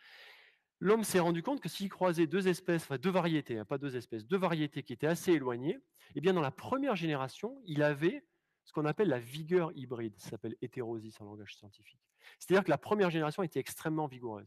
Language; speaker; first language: French; native; French